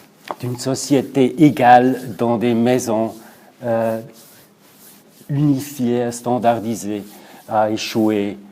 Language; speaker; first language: French; non-native, local second language; German